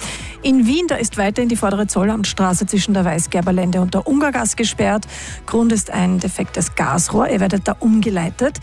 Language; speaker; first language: German; native; German